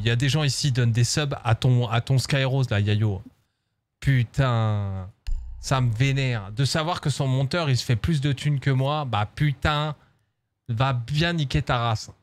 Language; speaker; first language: French; native; French